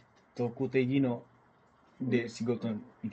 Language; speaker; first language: Japanese; non-native, fluent; Indonesian